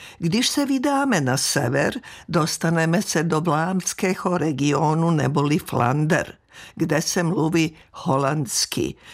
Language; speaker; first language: Czech; non-native, fluent; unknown